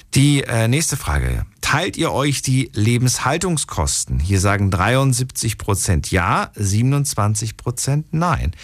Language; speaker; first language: German; non-native, fluent; Slovak